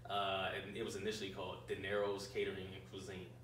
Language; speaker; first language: English; native; English